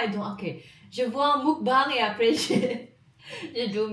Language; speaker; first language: French; non-native, learner; English